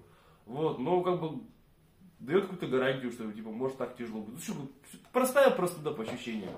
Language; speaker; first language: Russian; native; Russian